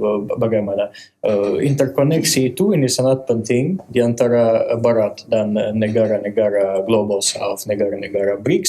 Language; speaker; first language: Indonesian; non-native, fluent; Russian